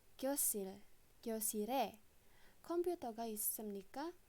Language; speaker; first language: Korean; non-native, fluent; Indonesian